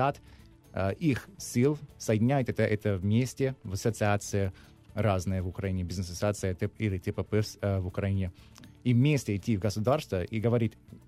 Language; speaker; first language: Russian; non-native, learner; English